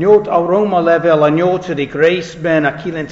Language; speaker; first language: Hungarian; non-native, fluent; English